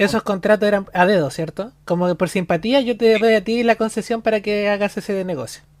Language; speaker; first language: Spanish; native; Spanish